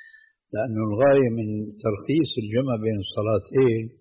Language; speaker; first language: Arabic; native; Arabic